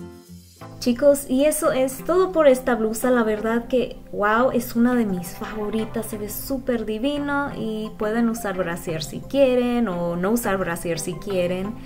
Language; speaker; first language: Spanish; native; Spanish